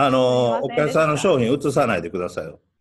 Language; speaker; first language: Japanese; native; Japanese